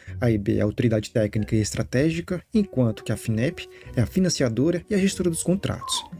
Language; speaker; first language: Portuguese; native; Portuguese